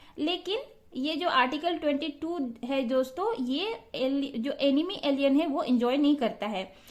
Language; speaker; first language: Hindi; non-native, local second language; Santali